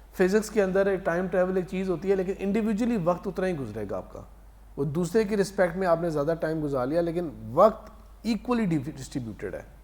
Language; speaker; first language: Urdu; native; Urdu